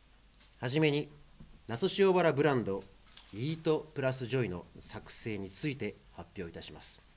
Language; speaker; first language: Japanese; native; Japanese